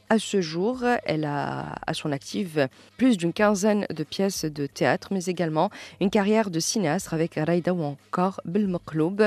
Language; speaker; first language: French; non-native, local second language; Arabic